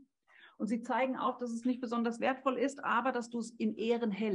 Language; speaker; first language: German; native; German